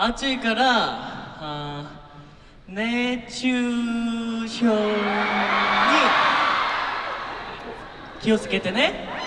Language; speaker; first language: Japanese; non-native, learner; Korean